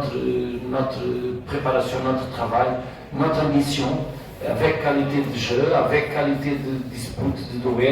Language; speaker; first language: French; non-native, fluent; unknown